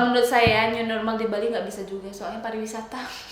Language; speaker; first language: Indonesian; native; Indonesian